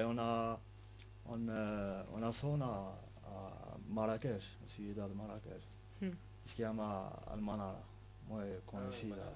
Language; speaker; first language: Spanish; non-native, learner; Arabic